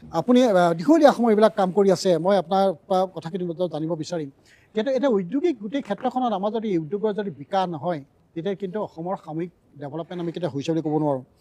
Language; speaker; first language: Assamese; native; Assamese